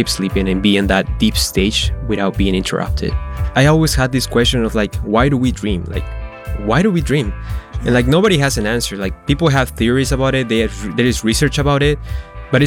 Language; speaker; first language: English; non-native, fluent; Spanish